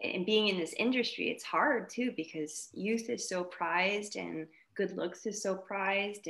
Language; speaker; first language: English; native; English